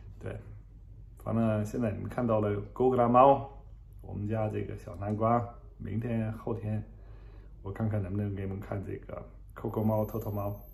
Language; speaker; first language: Chinese; non-native, fluent; German